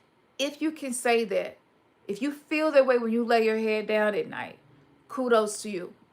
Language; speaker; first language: English; native; English